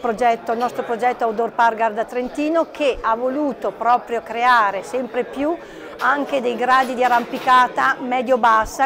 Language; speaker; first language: Italian; native; Italian